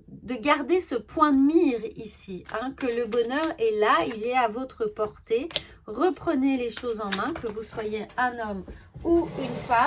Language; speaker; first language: French; native; French